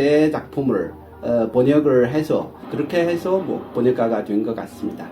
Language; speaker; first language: Korean; non-native, fluent; Chinese